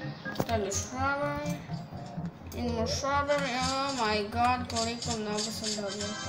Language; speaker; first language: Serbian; early bilingual, heritage; Serbian